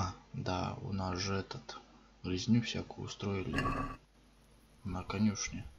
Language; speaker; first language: Russian; native; Russian